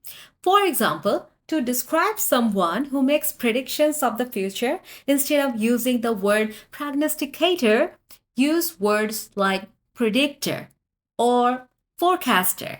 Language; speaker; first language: English; non-native, fluent; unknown